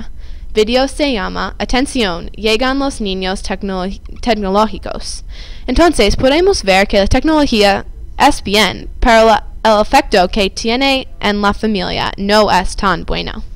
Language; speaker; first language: Spanish; non-native, learner; English